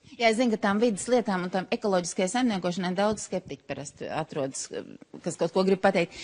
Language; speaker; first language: Latvian; native; Latvian